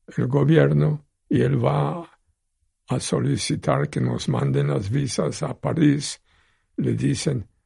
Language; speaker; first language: Spanish; non-native, fluent; Polish